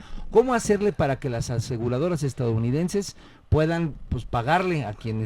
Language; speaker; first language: Spanish; native; Spanish